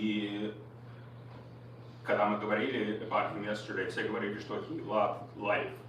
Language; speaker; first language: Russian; early bilingual, heritage; Russian